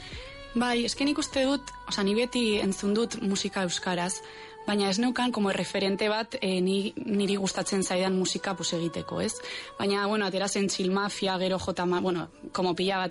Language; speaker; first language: Basque; non-native, local second language; Spanish